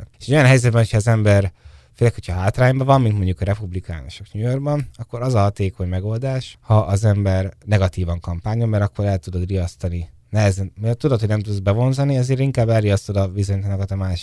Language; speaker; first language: Hungarian; native; Hungarian